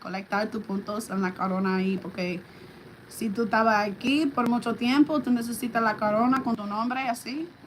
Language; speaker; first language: Spanish; non-native, learner; English